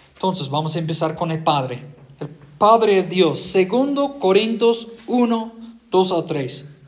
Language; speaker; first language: Spanish; non-native, fluent; English